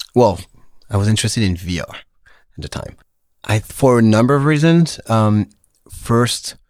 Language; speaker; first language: English; non-native, fluent; French